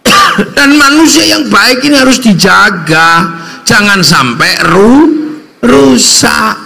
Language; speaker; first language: Indonesian; native; Indonesian